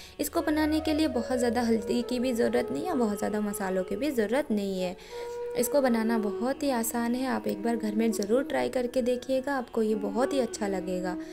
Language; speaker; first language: Hindi; non-native, local second language; Bangla